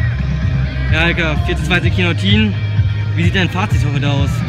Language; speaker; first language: German; native; German